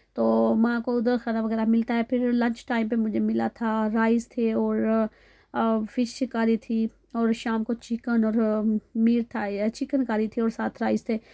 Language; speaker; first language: Urdu; non-native, local second language; Punjabi